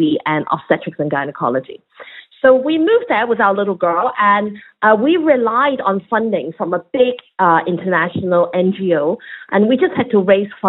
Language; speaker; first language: English; non-native, local second language; Cantonese